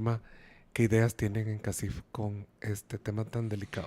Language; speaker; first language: Spanish; native; Spanish